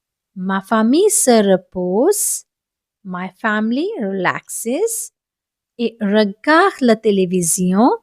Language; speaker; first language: French; non-native, fluent; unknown